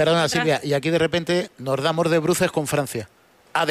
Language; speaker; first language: Spanish; native; Spanish